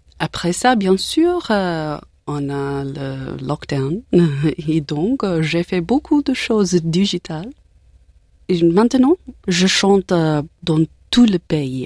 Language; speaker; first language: French; non-native, learner; English